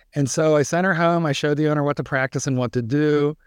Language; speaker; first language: English; native; English